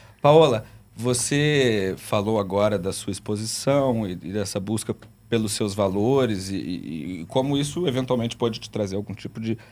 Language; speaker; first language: Portuguese; native; Portuguese